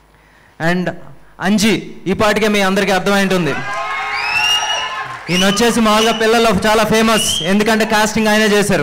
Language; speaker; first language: Telugu; native; Telugu